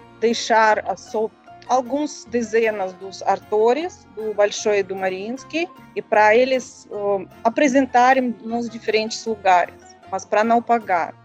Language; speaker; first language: Portuguese; non-native, learner; Russian